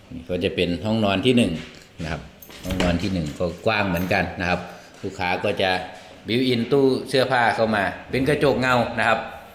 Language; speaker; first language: Thai; native; Thai